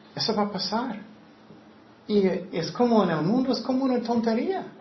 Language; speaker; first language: Spanish; non-native, fluent; English